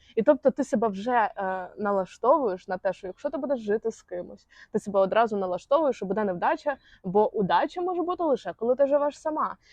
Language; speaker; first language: Ukrainian; non-native, local second language; Russian